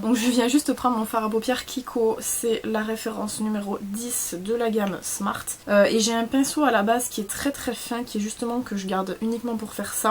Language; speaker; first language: French; native; French